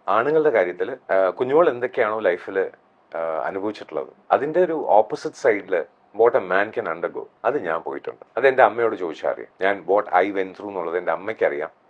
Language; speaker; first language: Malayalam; native; Malayalam